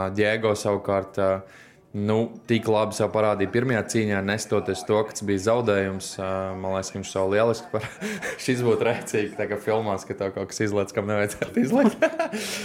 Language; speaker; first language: Latvian; native; Latvian